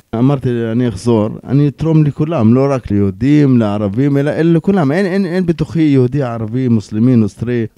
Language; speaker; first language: Hebrew; non-native, local second language; Arabic